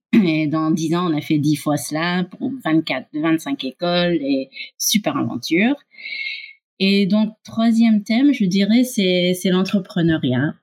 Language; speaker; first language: French; early bilingual, heritage; English